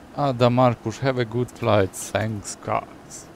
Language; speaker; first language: English; non-native, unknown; Hungarian